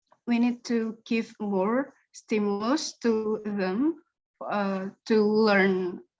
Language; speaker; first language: English; non-native, learner; Indonesian